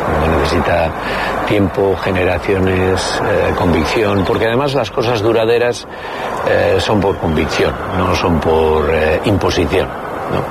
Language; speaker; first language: Spanish; native; Spanish